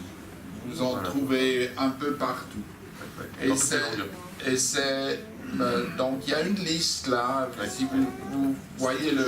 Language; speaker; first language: French; non-native, fluent; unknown